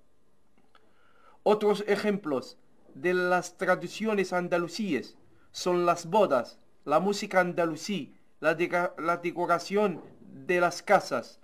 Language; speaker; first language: Spanish; non-native, fluent; Arabic